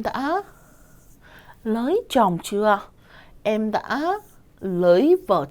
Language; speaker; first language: Vietnamese; non-native, fluent; Korean